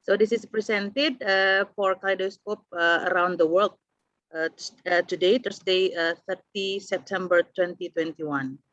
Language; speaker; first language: English; non-native, fluent; Indonesian